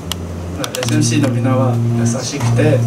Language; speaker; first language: Japanese; non-native, learner; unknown